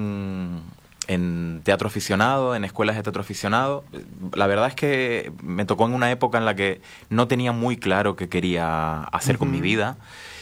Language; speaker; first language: Spanish; native; Spanish